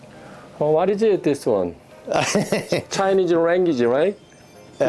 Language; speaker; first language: English; non-native, learner; Korean